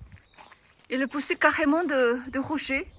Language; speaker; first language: French; non-native, fluent; Chinese